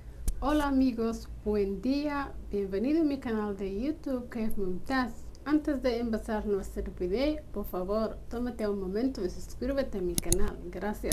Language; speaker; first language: Spanish; non-native, learner; Somali